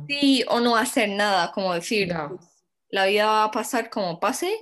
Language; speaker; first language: Spanish; non-native, fluent; English